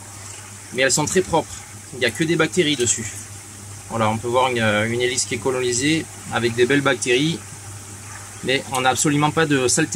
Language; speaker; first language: French; native; French